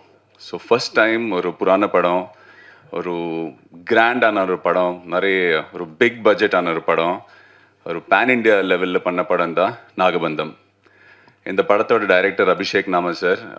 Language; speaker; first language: Tamil; non-native, fluent; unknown